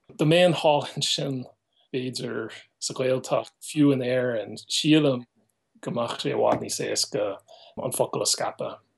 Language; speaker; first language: Irish; non-native, fluent; English